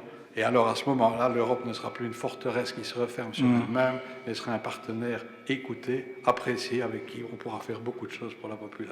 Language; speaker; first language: French; native; French